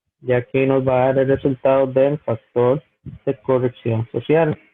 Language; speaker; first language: Spanish; native; Spanish